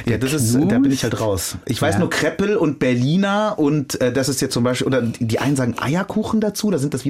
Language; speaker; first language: German; early bilingual, other home language; Arabic